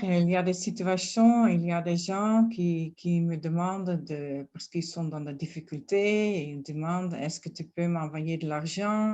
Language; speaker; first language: French; non-native, fluent; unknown